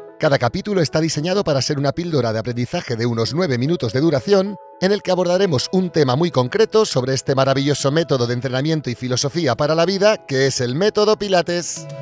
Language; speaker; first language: Spanish; native; Spanish